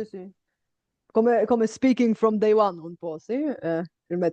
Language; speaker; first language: Italian; non-native, fluent; Bulgarian